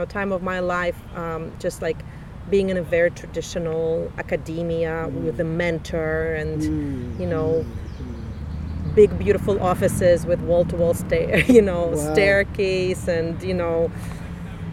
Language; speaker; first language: English; non-native, fluent; Russian